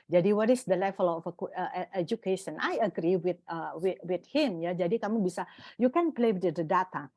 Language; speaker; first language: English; non-native, fluent; Indonesian